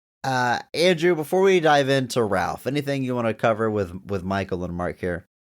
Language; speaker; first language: English; native; English